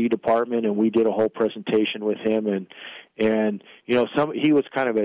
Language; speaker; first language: English; native; English